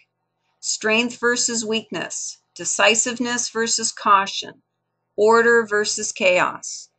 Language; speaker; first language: English; native; English